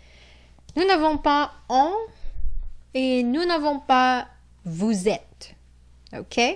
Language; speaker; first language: French; non-native, fluent; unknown